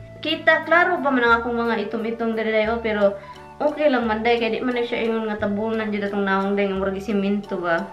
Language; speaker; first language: Cebuano; native; Cebuano